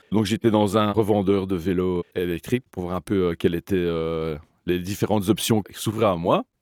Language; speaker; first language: French; native; French